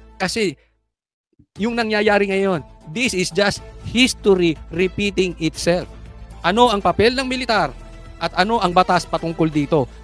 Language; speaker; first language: Filipino; native; Filipino